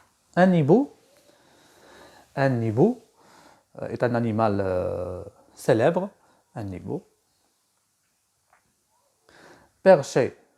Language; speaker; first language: French; non-native, local second language; Arabic